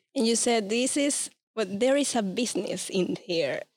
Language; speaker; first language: English; non-native, learner; Spanish